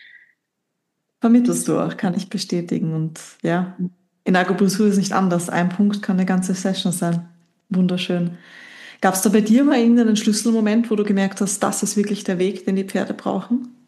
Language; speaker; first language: German; native; German